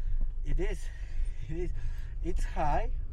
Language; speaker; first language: English; non-native, learner; Spanish